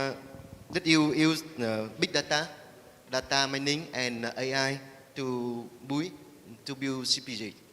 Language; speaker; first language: English; non-native, learner; Vietnamese